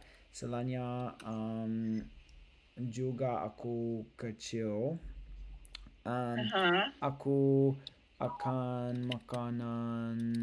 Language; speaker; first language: Indonesian; non-native, learner; English